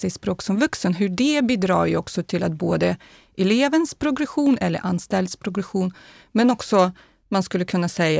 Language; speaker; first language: Swedish; non-native, fluent; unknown